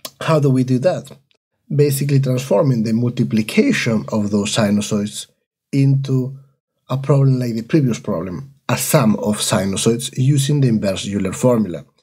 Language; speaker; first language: English; non-native, fluent; Spanish